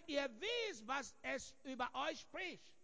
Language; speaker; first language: German; non-native, fluent; Igbo